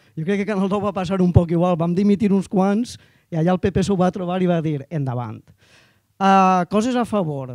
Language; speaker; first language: Catalan; native; Catalan